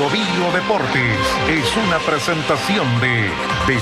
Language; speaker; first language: Spanish; native; Spanish